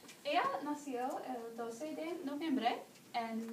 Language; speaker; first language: Spanish; non-native, learner; English